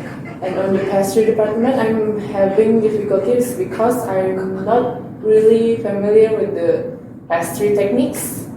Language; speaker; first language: English; non-native, learner; Indonesian